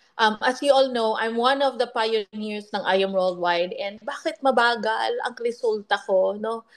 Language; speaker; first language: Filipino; non-native, local second language; Bikol